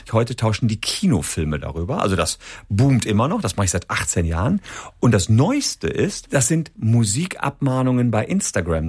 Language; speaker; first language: German; native; German